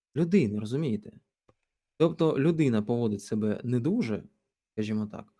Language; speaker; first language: Ukrainian; non-native, local second language; Russian